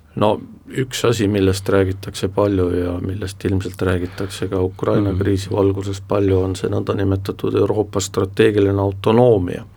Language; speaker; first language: Estonian; native; Estonian